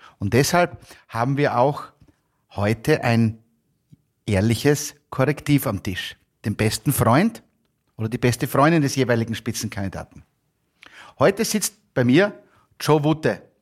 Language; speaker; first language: German; native; German